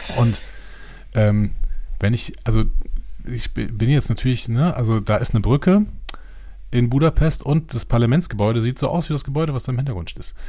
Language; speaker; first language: German; native; German